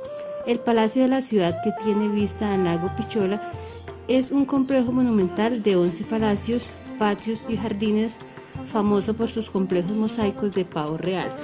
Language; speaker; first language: Spanish; native; Spanish